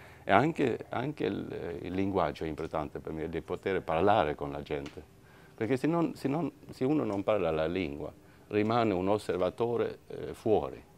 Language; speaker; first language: Italian; non-native, fluent; Swedish